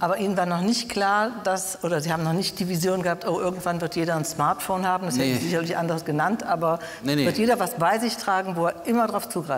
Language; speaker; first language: German; native; German